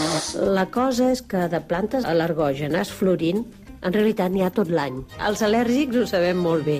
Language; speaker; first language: Catalan; native; Catalan